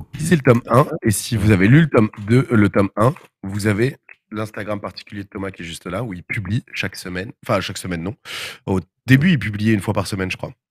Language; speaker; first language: French; native; French